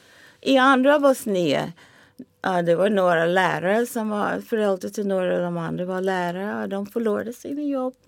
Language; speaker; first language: Swedish; non-native, fluent; English